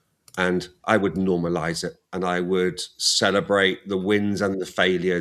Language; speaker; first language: English; native; English